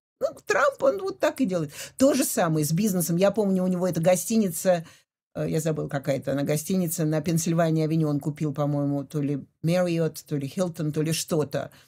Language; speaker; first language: Russian; native; Russian